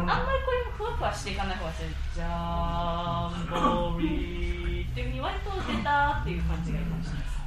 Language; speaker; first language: Japanese; native; Japanese